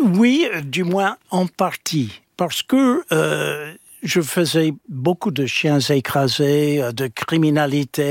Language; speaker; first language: French; non-native, fluent; English